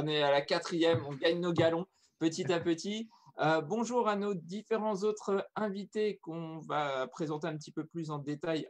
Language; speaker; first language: French; native; French